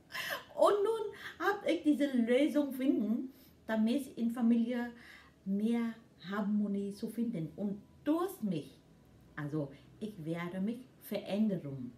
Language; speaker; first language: German; non-native, learner; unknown